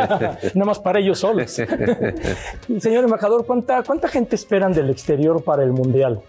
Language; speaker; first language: Spanish; native; Spanish